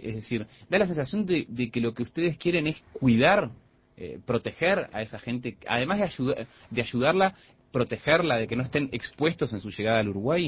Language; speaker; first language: Spanish; native; Spanish